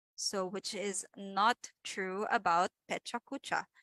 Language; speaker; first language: English; non-native, local second language; Filipino